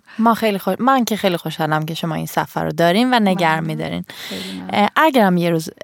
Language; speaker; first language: Persian; early bilingual, heritage; Persian